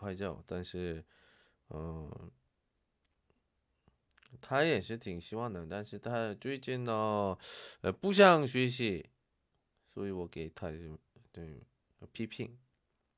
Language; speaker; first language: Chinese; non-native, learner; Korean